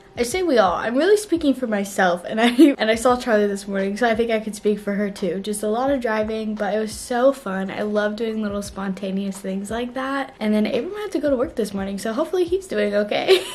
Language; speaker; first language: English; native; English